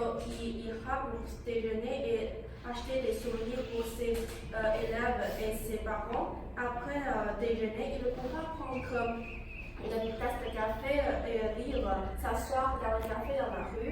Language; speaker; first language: French; non-native, learner; Chinese